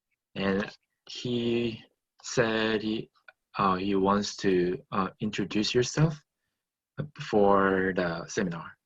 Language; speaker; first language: English; non-native, fluent; Korean